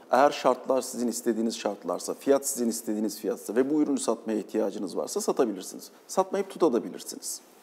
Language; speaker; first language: Turkish; native; Turkish